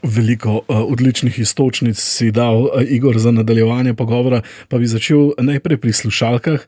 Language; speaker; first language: Slovenian; native; Slovenian